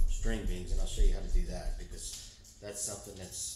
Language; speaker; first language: English; native; English